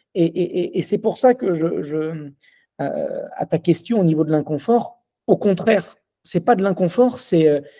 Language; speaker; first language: French; native; French